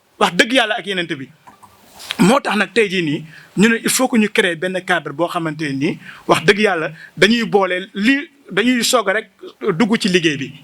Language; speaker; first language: Wolof; non-native, local second language; Fula